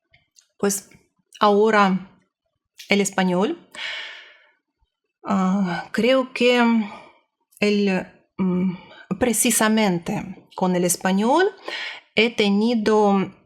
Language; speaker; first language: Spanish; non-native, learner; Russian